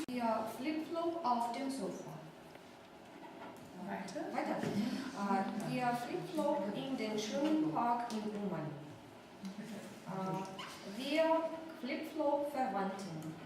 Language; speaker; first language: German; non-native, fluent; Ukrainian